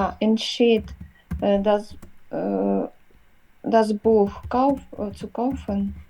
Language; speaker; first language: German; non-native, learner; Ukrainian